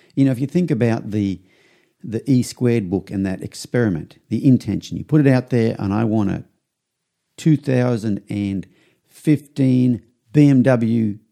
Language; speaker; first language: English; native; English